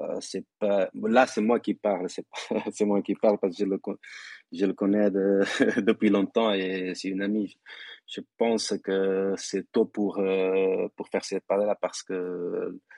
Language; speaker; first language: French; non-native, fluent; Portuguese